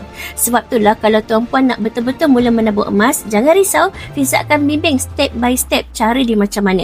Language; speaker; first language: Malay; native; Malay